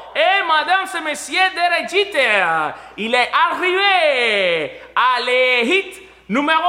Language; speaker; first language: French; non-native, learner; Spanish